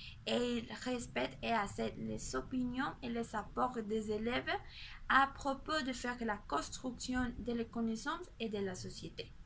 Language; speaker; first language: French; non-native, learner; Spanish